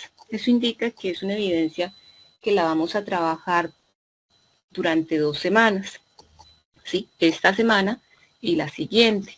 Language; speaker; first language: Spanish; native; Spanish